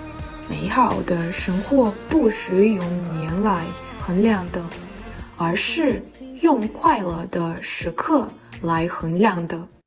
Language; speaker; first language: Chinese; non-native, learner; Russian